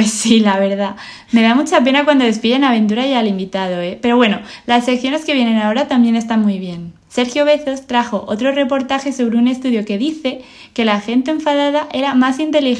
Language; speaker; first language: Spanish; native; Spanish